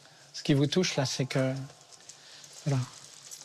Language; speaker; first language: French; native; French